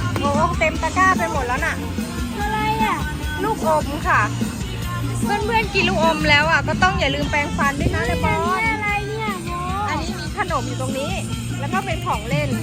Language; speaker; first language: Thai; native; Thai